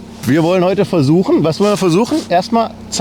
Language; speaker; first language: German; native; German